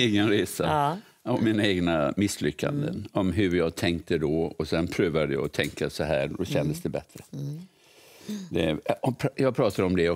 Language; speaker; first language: Swedish; native; Swedish